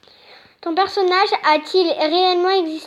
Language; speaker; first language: French; native; French